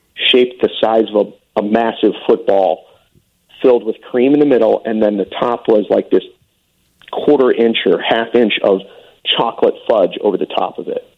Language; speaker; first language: English; native; English